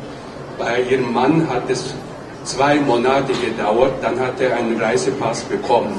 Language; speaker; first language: German; non-native, fluent; Tibetan